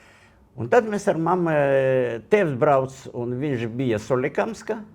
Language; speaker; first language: Latvian; non-native, local second language; Russian